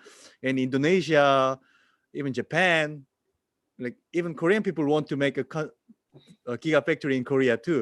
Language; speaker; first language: English; non-native, learner; Korean